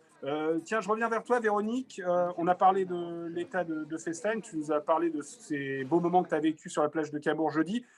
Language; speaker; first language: French; native; French